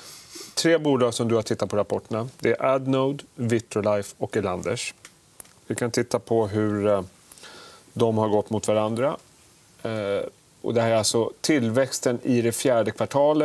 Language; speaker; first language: Swedish; native; Swedish